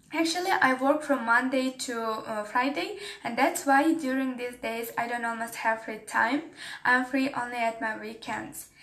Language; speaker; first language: English; non-native, fluent; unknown